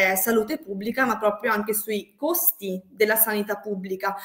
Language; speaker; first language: Italian; native; Italian